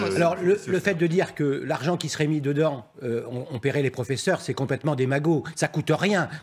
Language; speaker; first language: French; native; French